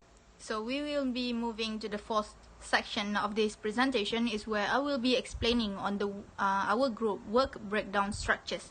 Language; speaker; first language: English; non-native, local second language; Malay